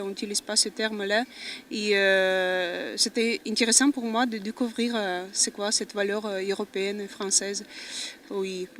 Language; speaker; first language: French; non-native, fluent; Russian